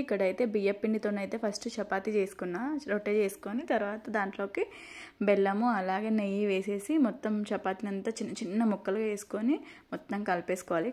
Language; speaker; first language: Telugu; non-native, local second language; Lambadi